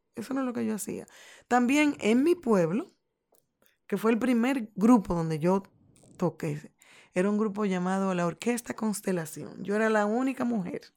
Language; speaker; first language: Spanish; native; Spanish